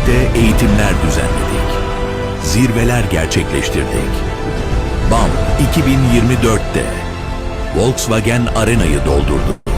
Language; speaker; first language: Turkish; native; Turkish